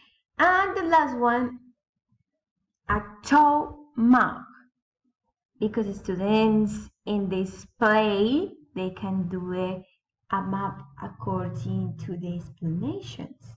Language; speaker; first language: English; non-native, learner; Spanish